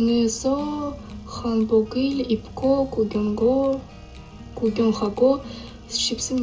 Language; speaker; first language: Korean; non-native, learner; Russian